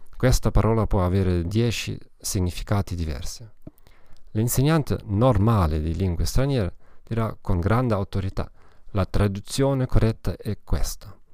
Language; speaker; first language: Italian; non-native, learner; German